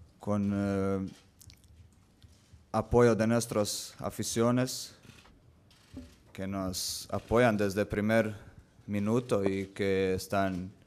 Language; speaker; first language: Spanish; non-native, learner; Croatian